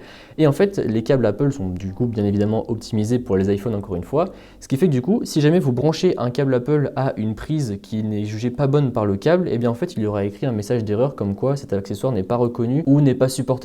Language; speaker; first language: French; native; French